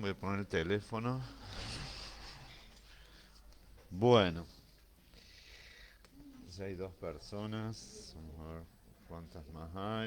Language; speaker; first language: Spanish; native; Spanish